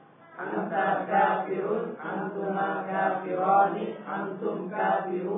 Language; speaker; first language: Arabic; non-native, learner; Indonesian